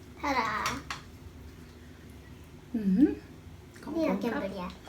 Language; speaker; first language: Swedish; early bilingual, other home language; Thai